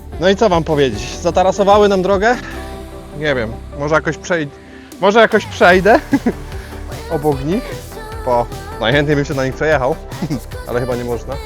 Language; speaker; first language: Polish; non-native, fluent; Swahili